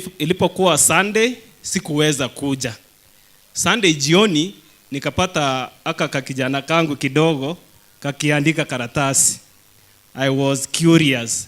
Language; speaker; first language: Swahili; non-native, local second language; Gusii